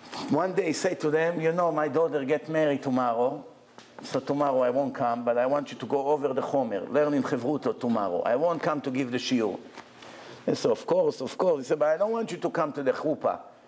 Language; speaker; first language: English; non-native, fluent; Hebrew